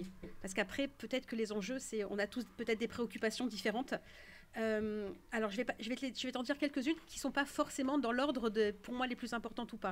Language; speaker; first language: French; native; French